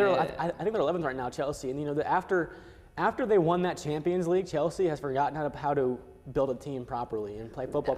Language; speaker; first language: English; native; English